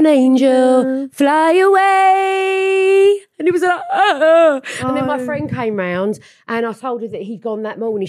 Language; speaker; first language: English; native; English